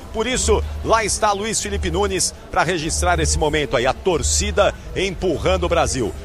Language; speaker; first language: Portuguese; native; Portuguese